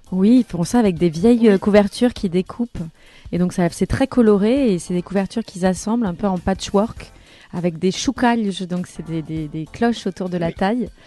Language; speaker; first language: French; native; French